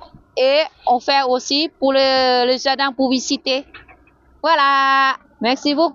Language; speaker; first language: French; non-native, learner; Thai